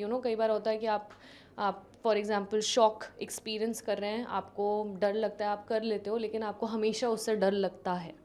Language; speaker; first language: Hindi; native; Hindi